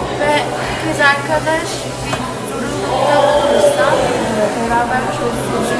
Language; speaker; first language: Turkish; non-native, learner; Korean